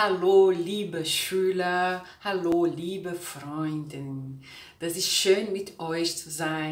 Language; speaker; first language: German; non-native, fluent; Portuguese